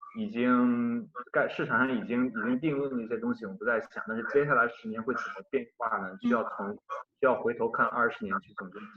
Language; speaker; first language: Chinese; native; Chinese